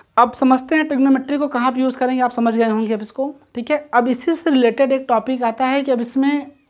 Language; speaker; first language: Hindi; native; Hindi